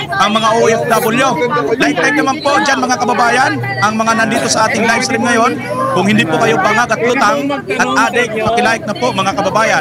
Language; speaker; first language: Filipino; native; Filipino